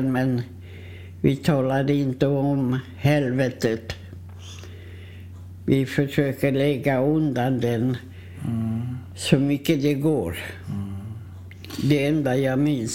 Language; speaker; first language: Swedish; non-native, fluent; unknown